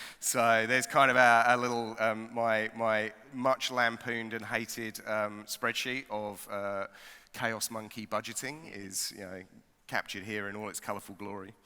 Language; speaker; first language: English; native; English